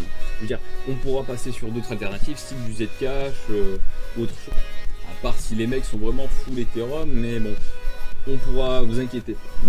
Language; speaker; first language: French; native; French